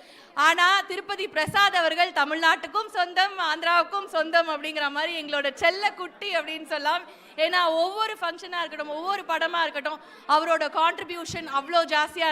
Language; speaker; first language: Tamil; native; Tamil